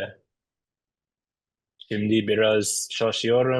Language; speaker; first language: Turkish; non-native, learner; English